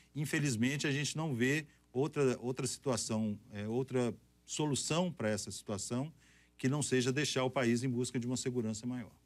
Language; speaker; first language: Portuguese; native; Portuguese